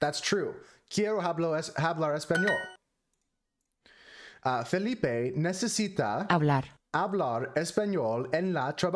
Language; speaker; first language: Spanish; non-native, learner; English